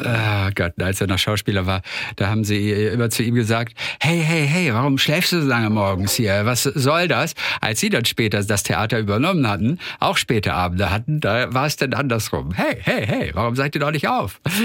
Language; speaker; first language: German; native; German